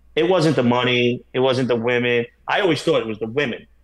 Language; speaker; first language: English; native; English